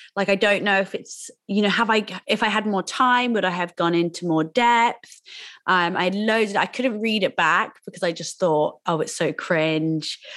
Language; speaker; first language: English; native; English